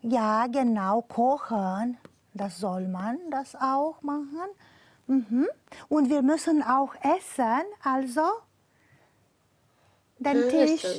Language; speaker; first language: German; non-native, fluent; Romanian